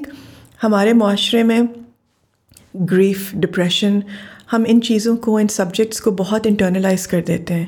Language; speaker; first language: English; non-native, local second language; Urdu